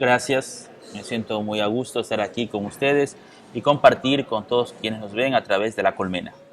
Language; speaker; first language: Spanish; native; Spanish